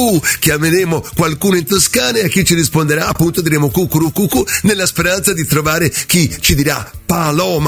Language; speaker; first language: Italian; native; Italian